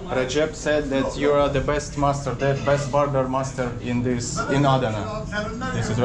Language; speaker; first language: English; non-native, fluent; Russian